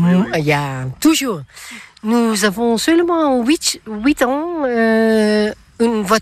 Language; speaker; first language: French; non-native, learner; Dutch